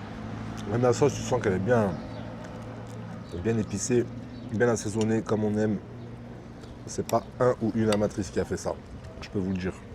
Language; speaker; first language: French; native; French